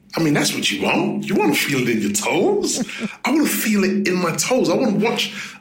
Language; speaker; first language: English; native; English